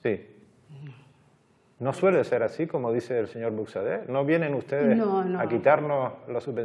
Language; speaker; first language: Spanish; native; Spanish